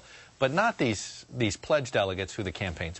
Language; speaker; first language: English; native; English